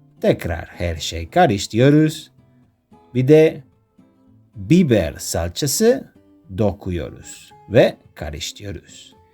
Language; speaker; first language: Turkish; non-native, learner; Spanish